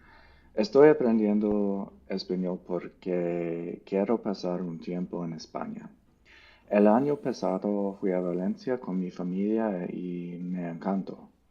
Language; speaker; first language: Spanish; non-native, learner; English